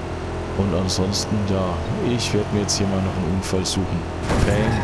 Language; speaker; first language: German; native; German